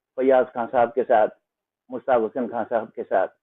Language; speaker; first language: Hindi; non-native, local second language; Bangla